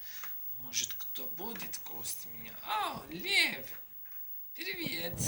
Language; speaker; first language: Russian; non-native, learner; Turkish